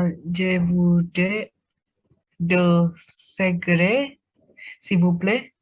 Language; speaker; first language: French; non-native, learner; Vietnamese